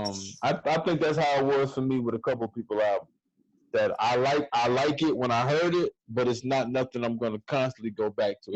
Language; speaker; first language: English; native; English